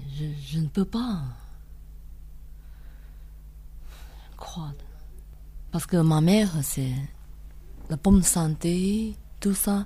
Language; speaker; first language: French; non-native, learner; Chinese